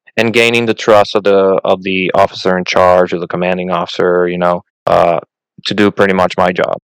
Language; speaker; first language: English; non-native, fluent; Spanish